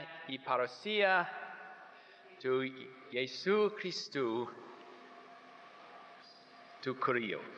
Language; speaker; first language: Greek; non-native, learner; English